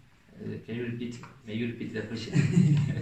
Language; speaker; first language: English; non-native, local second language; Swahili